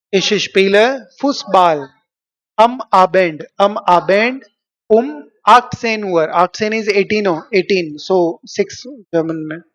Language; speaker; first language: German; non-native, learner; Hindi